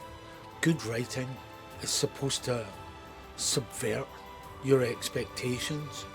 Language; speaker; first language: English; native; English